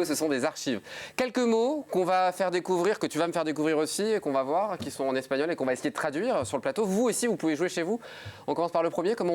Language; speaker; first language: French; native; French